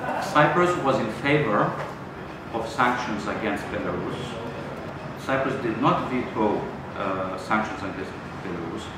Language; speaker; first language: English; non-native, fluent; Greek